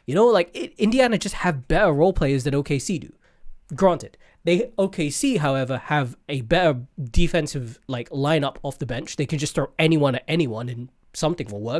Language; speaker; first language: English; native; English